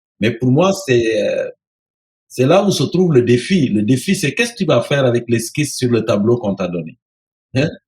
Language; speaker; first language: French; non-native, local second language; Serer